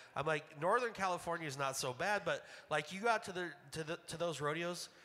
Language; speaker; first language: English; native; English